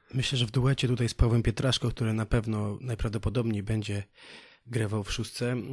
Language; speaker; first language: Polish; native; Polish